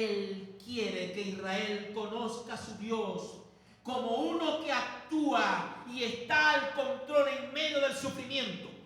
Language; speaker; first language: Spanish; native; Spanish